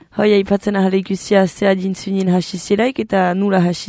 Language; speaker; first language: Basque; native; Basque